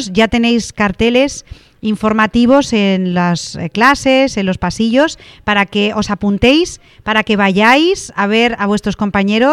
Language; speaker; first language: Spanish; native; Spanish